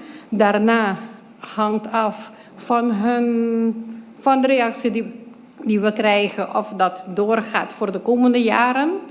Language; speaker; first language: Dutch; non-native, local second language; Papiamento